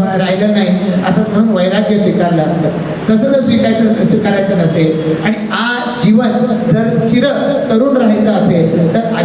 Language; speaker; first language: Marathi; native; Marathi